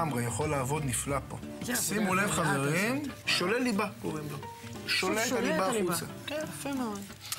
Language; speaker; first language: Hebrew; native; Hebrew